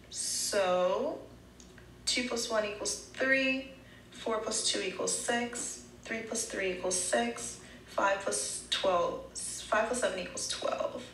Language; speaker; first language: English; native; English